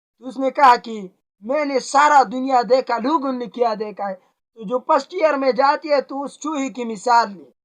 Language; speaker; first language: Urdu; non-native, local second language; Pashto